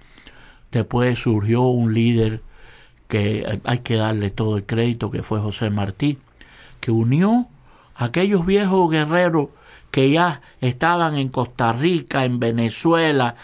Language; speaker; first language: Spanish; native; Spanish